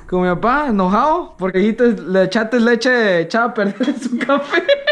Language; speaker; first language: Spanish; early bilingual, heritage; Spanish